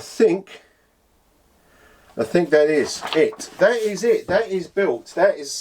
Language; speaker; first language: English; native; English